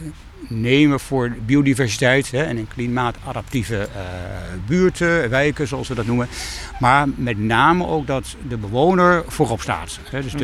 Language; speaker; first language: Dutch; native; Dutch